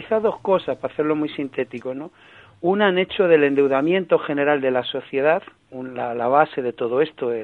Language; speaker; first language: Spanish; native; Spanish